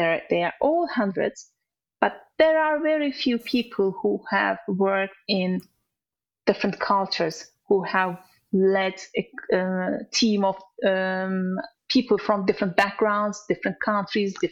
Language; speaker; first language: English; non-native, fluent; Turkish